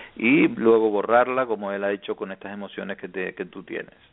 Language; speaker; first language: Spanish; native; Spanish